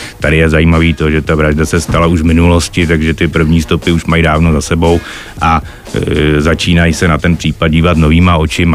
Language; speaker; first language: Czech; native; Czech